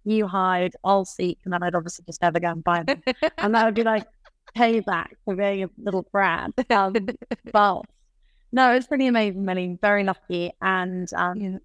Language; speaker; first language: English; native; English